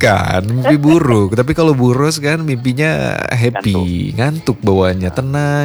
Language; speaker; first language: Indonesian; native; Indonesian